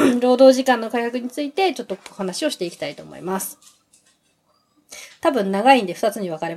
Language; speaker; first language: Japanese; native; Japanese